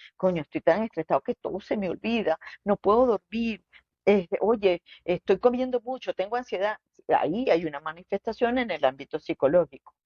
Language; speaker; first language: Spanish; native; Spanish